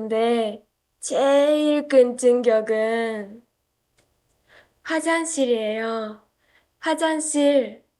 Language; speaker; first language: Korean; non-native, fluent; Japanese